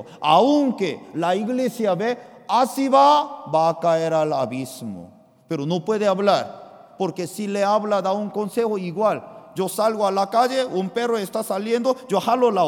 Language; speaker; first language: Spanish; non-native, fluent; Korean